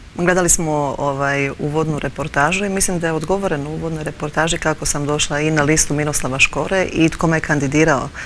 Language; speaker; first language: Croatian; early bilingual, heritage; Croatian